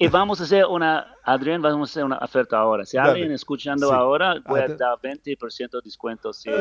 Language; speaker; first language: Spanish; non-native, learner; English